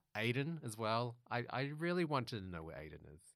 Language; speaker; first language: English; native; English